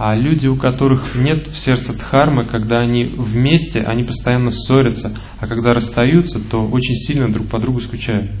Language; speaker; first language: Russian; native; Russian